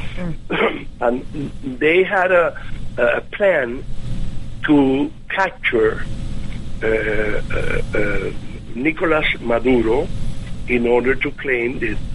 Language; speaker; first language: English; non-native, fluent; Spanish